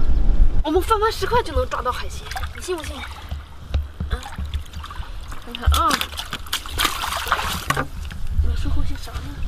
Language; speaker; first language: Chinese; native; Chinese